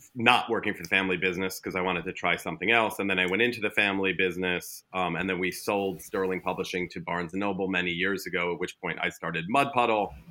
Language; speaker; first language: English; native; English